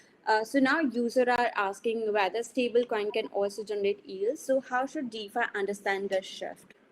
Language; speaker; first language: English; non-native, fluent; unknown